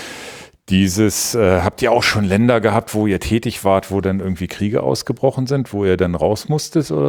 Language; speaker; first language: German; native; German